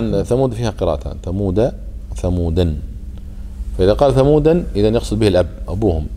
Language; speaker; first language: Arabic; native; Arabic